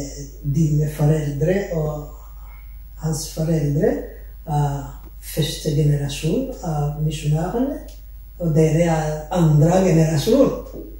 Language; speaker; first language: Norwegian; non-native, fluent; Rundi